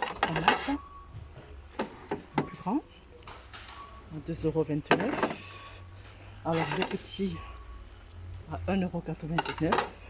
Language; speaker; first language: French; native; French